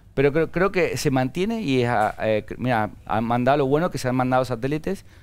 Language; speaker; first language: Spanish; native; Spanish